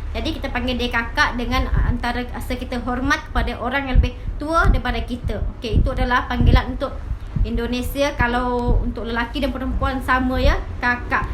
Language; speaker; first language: Malay; native; Malay